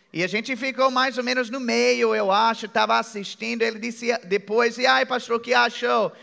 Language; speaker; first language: Portuguese; non-native, fluent; English